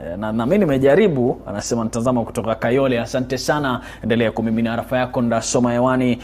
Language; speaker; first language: Swahili; non-native, local second language; Kalenjin